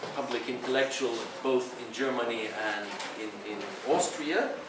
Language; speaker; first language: English; non-native, fluent; Lithuanian